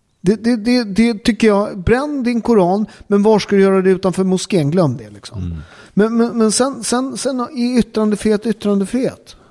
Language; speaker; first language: Swedish; native; Swedish